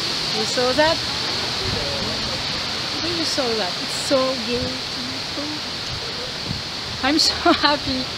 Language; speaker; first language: English; non-native, learner; French